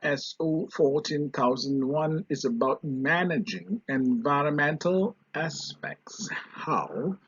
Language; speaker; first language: English; non-native, local second language; Malay